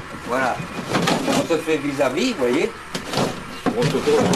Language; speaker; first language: French; native; French